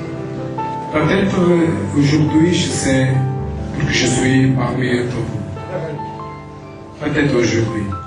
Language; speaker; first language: French; non-native, fluent; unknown